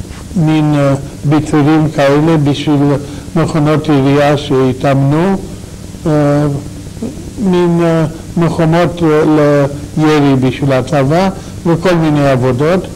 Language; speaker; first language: Hebrew; non-native, fluent; Romanian